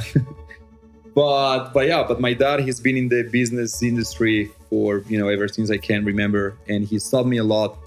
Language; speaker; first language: English; non-native, fluent; Spanish